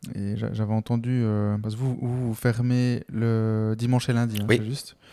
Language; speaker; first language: French; early bilingual, other home language; Spanish